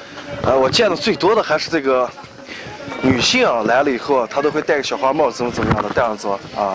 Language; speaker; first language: Chinese; native; Chinese